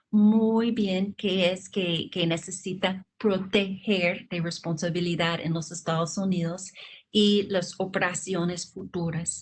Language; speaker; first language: Spanish; non-native, fluent; English